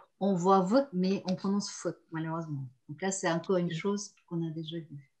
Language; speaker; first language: French; non-native, fluent; Russian